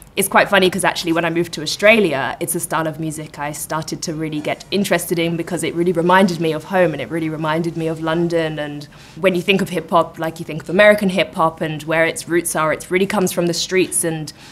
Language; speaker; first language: English; native; English